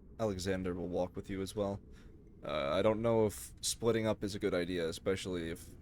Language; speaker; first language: English; native; English